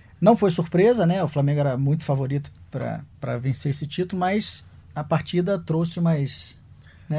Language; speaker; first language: Portuguese; native; Portuguese